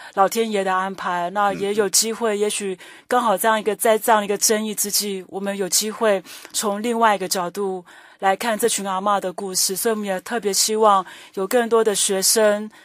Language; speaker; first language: Chinese; native; Chinese